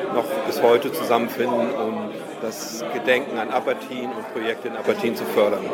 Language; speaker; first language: German; native; German